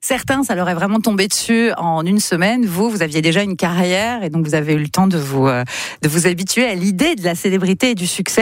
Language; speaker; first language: French; native; French